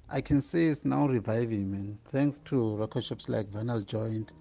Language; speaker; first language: English; non-native, local second language; Northern Sotho